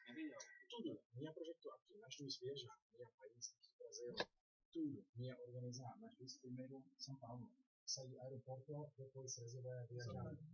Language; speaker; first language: Portuguese; non-native, learner; Czech